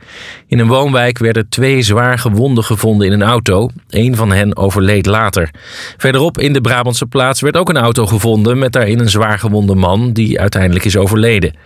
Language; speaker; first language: Dutch; native; Dutch